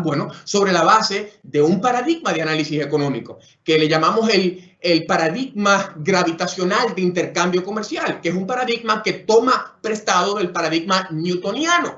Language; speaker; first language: Spanish; native; Spanish